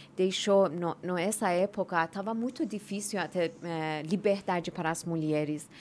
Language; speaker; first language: Portuguese; non-native, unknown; Persian